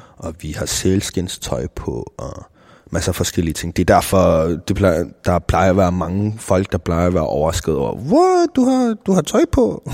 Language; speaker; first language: Danish; non-native, local second language; Kalaallisut